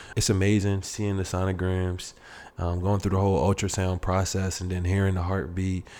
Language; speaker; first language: English; native; English